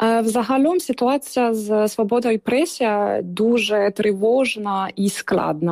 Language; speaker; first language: Ukrainian; non-native, fluent; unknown